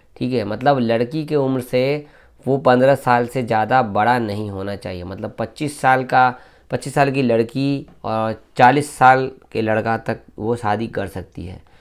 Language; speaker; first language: Hindi; native; Hindi